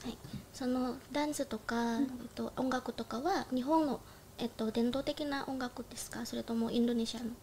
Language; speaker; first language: Japanese; non-native, learner; Indonesian